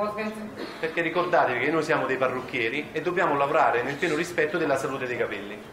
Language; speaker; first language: Italian; native; Italian